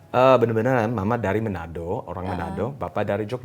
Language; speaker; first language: Indonesian; early bilingual, heritage; English